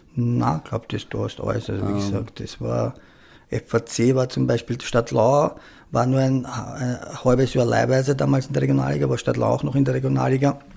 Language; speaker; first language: German; early bilingual, other home language; Croatian